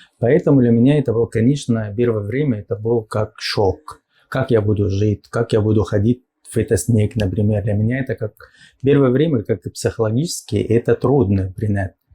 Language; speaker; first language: Russian; non-native, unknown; Arabic